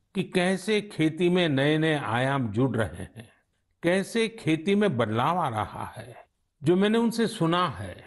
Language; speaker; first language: Hindi; native; Hindi